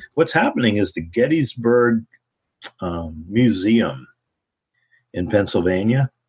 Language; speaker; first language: English; native; English